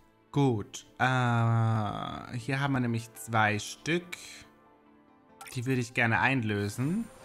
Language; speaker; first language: German; native; German